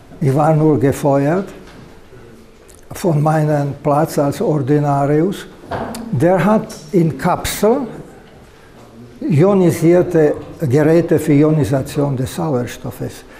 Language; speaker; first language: German; non-native, fluent; Slovak